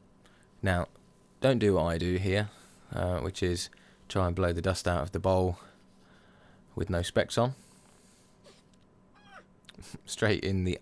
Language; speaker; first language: English; native; English